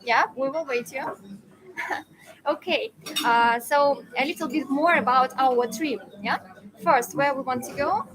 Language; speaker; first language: English; non-native, fluent; Russian